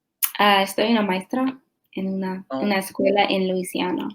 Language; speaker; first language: Spanish; non-native, learner; English